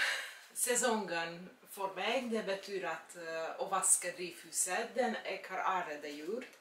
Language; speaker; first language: Norwegian; non-native, fluent; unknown